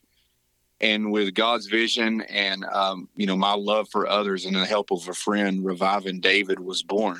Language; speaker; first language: English; native; English